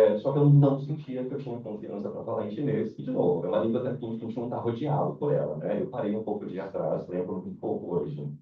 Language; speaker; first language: Portuguese; native; Portuguese